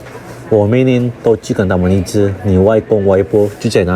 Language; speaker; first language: Chinese; non-native, fluent; Indonesian